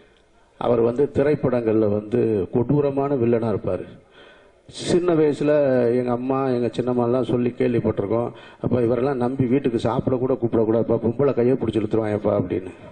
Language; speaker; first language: Tamil; native; Tamil